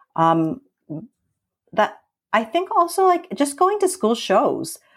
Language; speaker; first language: English; early bilingual, other home language; Filipino